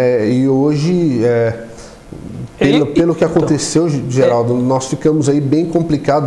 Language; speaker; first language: Portuguese; native; Portuguese